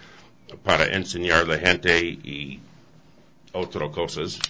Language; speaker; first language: Spanish; non-native, learner; English